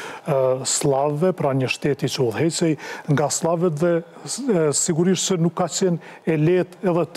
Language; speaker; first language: Albanian; native; Albanian